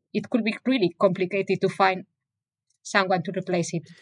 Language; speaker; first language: English; non-native, fluent; Spanish